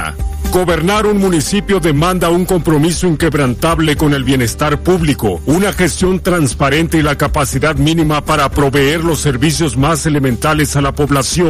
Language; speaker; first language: Spanish; native; Spanish